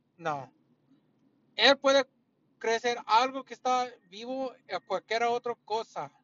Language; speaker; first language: Spanish; early bilingual, heritage; Spanish